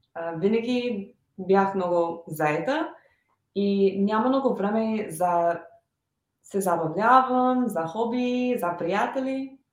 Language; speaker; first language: Bulgarian; non-native, learner; English